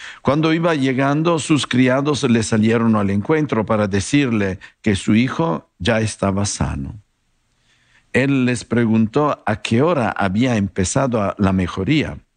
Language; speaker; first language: Spanish; non-native, fluent; Italian